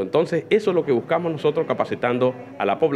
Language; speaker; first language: Spanish; native; Spanish